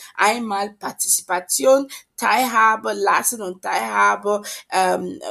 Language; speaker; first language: German; non-native, fluent; French